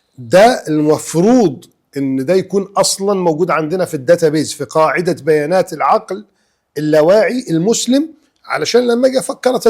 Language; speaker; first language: Arabic; native; Arabic